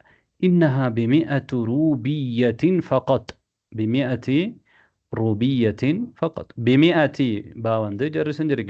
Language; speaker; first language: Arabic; non-native, fluent; Tamil